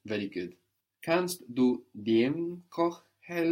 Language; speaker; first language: German; non-native, fluent; English